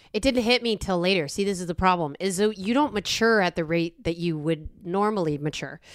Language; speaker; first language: English; native; English